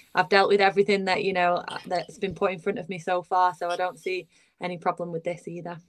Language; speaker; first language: English; early bilingual, other home language; Bulgarian